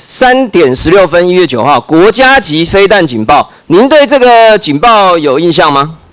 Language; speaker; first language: Chinese; native; Chinese